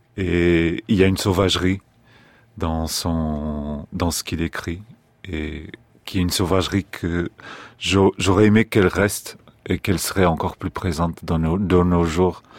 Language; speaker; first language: French; non-native, fluent; Portuguese